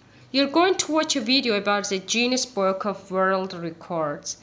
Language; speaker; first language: English; non-native, fluent; Azerbaijani